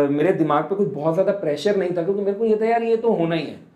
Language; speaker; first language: Hindi; native; Hindi